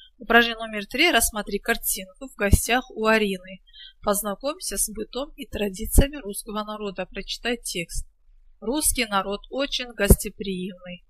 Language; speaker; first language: Russian; non-native, local second language; Kazakh